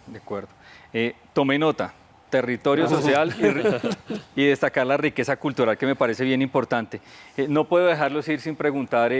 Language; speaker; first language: Spanish; native; Spanish